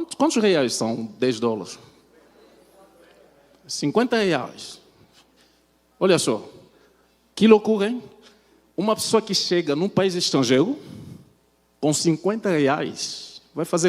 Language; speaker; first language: Portuguese; non-native, fluent; French